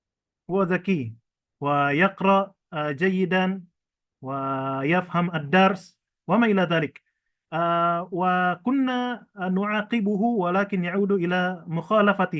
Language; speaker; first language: Arabic; non-native, fluent; Indonesian